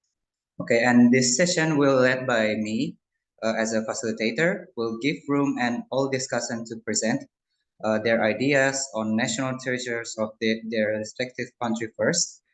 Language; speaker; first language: English; non-native, local second language; Indonesian